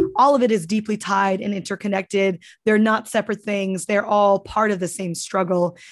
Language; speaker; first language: English; native; English